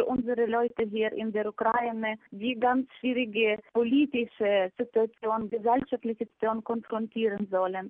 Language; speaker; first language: German; non-native, fluent; Ukrainian